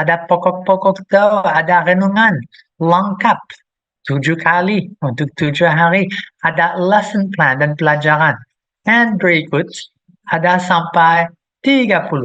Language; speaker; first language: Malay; non-native, fluent; English